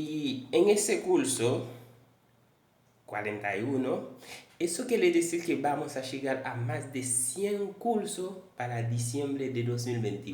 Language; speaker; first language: Spanish; non-native, fluent; Haitian Creole